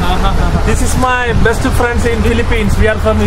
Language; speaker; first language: English; non-native, learner; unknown